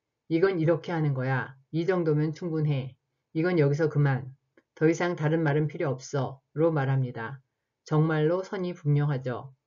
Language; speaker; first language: Korean; native; Korean